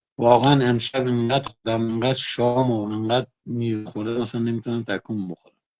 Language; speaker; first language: Persian; non-native, local second language; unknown